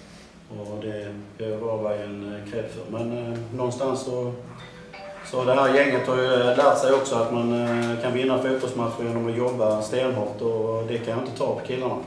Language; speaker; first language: Swedish; native; Swedish